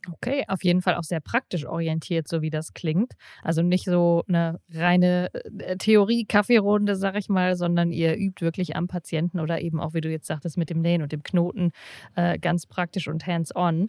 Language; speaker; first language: German; native; German